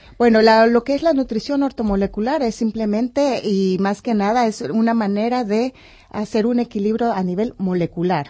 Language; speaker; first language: Spanish; native; Spanish